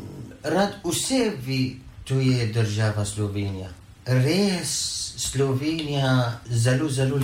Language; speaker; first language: Slovenian; non-native, learner; Arabic